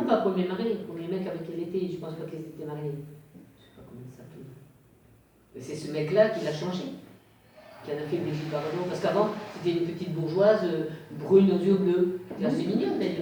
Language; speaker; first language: French; native; French